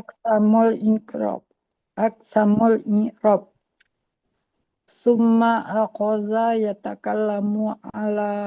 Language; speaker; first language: Arabic; non-native, learner; Indonesian